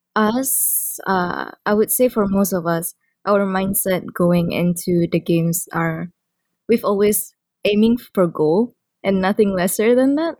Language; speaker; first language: English; non-native, local second language; Malay